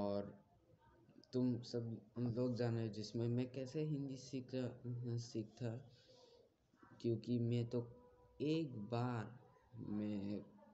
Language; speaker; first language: Hindi; non-native, learner; Bangla